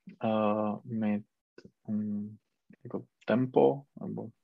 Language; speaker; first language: German; non-native, learner; Czech